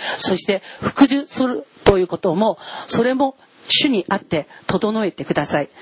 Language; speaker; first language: Japanese; non-native, fluent; Korean